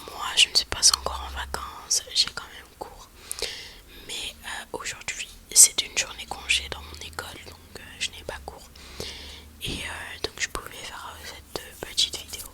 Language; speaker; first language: French; native; French